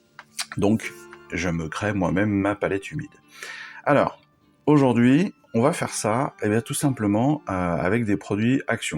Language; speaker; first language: French; native; French